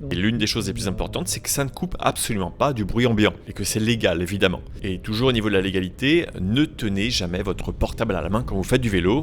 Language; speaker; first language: French; native; French